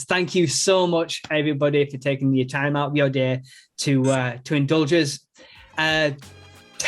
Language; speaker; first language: English; native; English